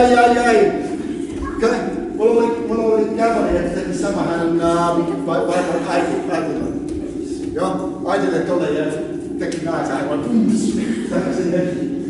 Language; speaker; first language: Finnish; non-native, learner; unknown